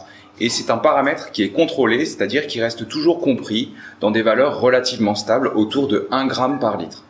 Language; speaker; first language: French; native; French